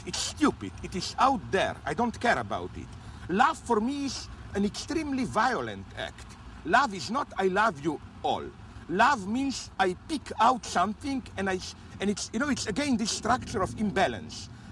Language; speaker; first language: English; non-native, fluent; Slovenian